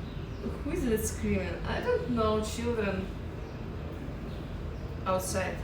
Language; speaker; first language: English; non-native, learner; Russian